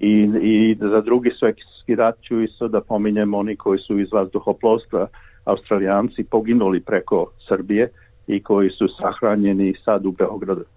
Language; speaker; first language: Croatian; early bilingual, heritage; Serbian